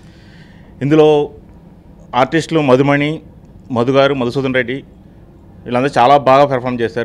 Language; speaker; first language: Telugu; native; Telugu